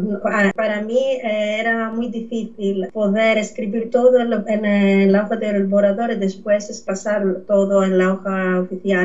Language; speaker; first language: Spanish; non-native, fluent; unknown